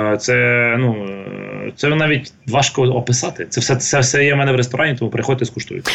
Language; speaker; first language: Ukrainian; non-native, local second language; Russian